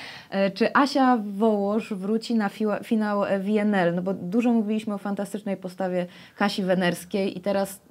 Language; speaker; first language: Polish; native; Polish